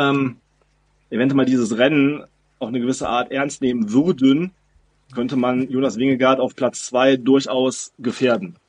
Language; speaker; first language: German; native; German